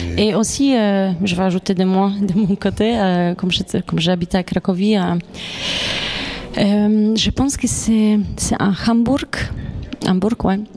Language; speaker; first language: French; non-native, fluent; Polish